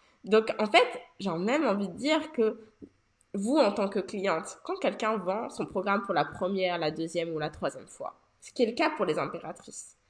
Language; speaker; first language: French; native; French